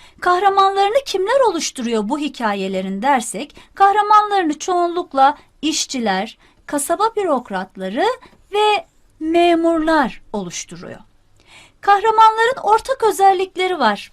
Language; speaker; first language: Turkish; native; Turkish